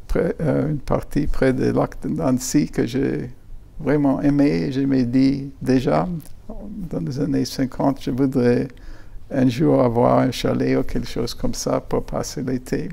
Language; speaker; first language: French; non-native, fluent; German